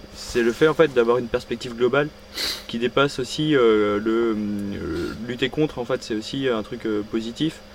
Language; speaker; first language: French; native; French